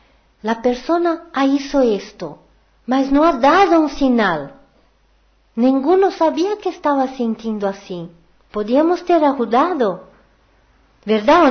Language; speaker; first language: Portuguese; non-native, learner; Spanish